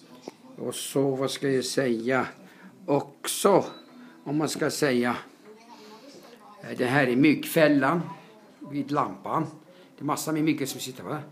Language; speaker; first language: Swedish; non-native, fluent; Arabic